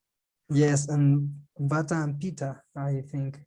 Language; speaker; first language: English; non-native, learner; Spanish